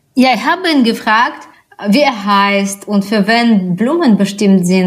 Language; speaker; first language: German; non-native, fluent; Russian